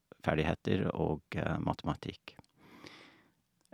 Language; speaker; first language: Norwegian; non-native, fluent; English